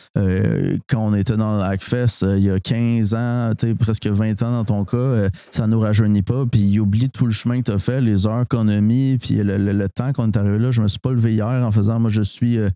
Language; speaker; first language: French; native; French